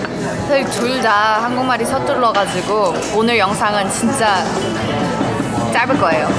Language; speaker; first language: Korean; early bilingual, heritage; Korean